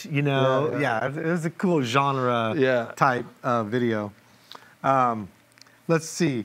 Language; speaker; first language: English; native; English